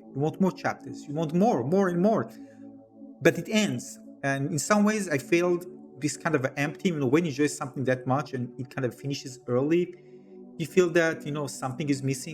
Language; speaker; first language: English; non-native, fluent; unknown